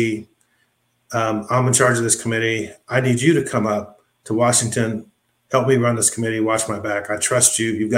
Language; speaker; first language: English; native; English